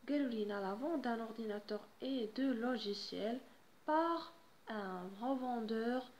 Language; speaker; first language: French; non-native, local second language; Arabic